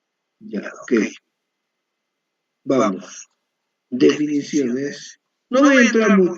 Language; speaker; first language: Spanish; native; Spanish